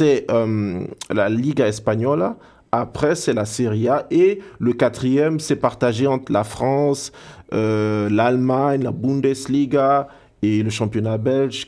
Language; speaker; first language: French; native; French